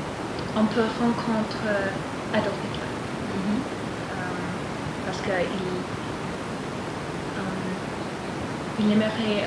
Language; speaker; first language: French; non-native, learner; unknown